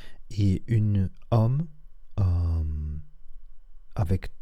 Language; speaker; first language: French; non-native, learner; Spanish